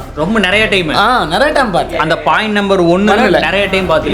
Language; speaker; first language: Tamil; native; Tamil